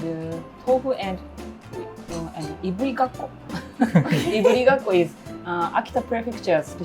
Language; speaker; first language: English; non-native, learner; Japanese